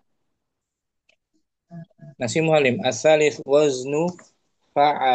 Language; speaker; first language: Arabic; non-native, fluent; Indonesian